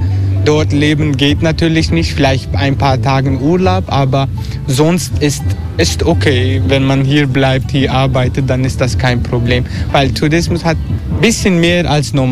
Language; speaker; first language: German; non-native, learner; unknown